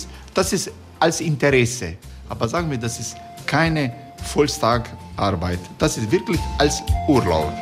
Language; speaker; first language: German; non-native, learner; Croatian